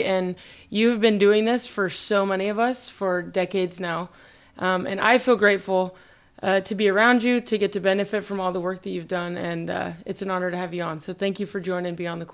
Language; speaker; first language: English; native; English